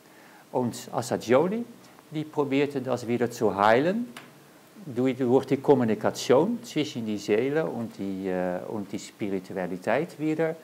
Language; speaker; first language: German; non-native, learner; Dutch